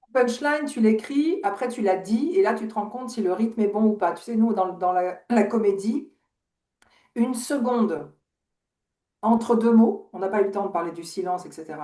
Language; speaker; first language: French; native; French